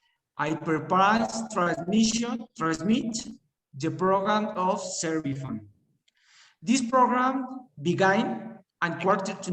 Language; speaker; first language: English; non-native, learner; Spanish